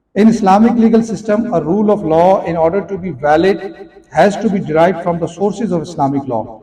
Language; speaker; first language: English; non-native, local second language; Urdu